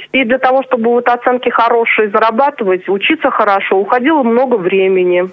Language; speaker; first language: Russian; non-native, local second language; Chuvash